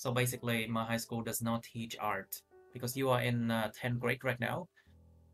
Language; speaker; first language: English; non-native, fluent; Vietnamese